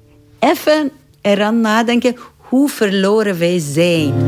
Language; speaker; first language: Dutch; non-native, fluent; Persian